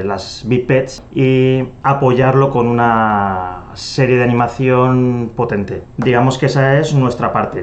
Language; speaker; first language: Spanish; native; Spanish